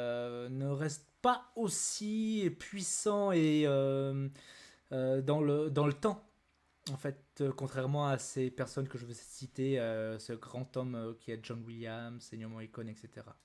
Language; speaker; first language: French; native; French